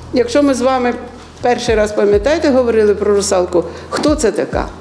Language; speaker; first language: Ukrainian; non-native, local second language; Russian